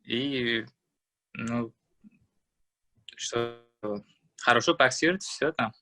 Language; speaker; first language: Russian; non-native, learner; Uzbek